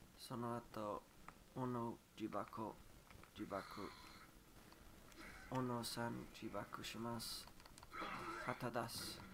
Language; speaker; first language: Japanese; non-native, learner; English